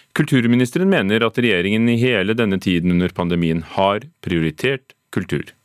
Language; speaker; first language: Norwegian; native; Norwegian